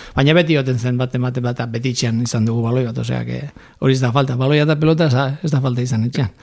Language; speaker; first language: Basque; native; Basque